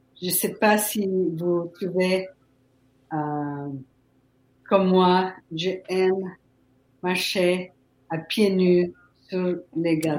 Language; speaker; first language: French; non-native, fluent; Spanish